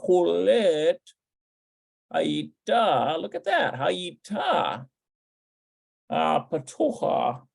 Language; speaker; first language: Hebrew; non-native, learner; English